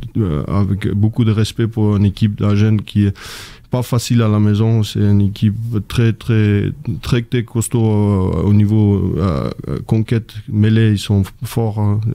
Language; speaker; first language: French; non-native, fluent; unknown